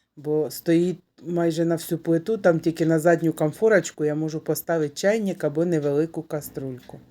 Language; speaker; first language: Ukrainian; non-native, local second language; Russian